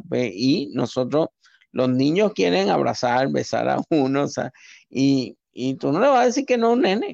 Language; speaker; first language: Spanish; native; Spanish